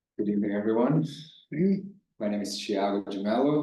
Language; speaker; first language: English; non-native, fluent; Portuguese